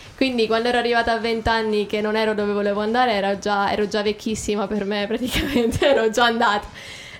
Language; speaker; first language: Italian; native; Italian